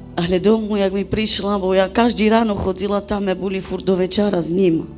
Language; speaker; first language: Slovak; non-native, local second language; Romany